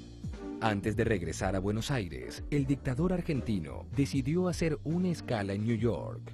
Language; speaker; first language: Spanish; native; Spanish